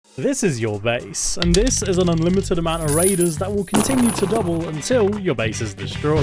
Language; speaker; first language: English; native; English